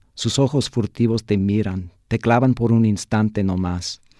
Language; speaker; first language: Spanish; non-native, fluent; English